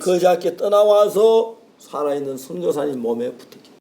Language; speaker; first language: Korean; native; Korean